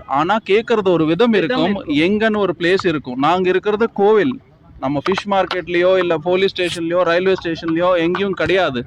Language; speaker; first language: Tamil; native; Tamil